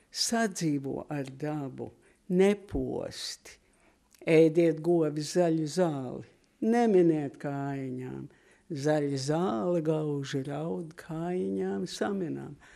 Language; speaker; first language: Latvian; early bilingual, heritage; Latvian